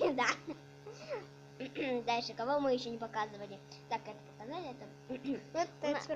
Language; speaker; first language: Russian; native; Russian